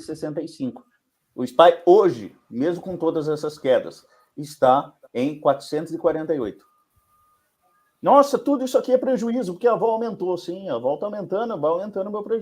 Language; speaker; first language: Portuguese; native; Portuguese